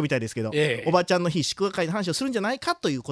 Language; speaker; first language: Japanese; native; Japanese